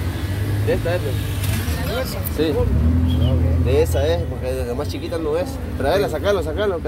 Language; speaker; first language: Spanish; native; Spanish